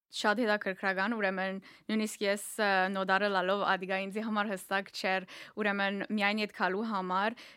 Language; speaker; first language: Armenian; early bilingual, heritage; Armenian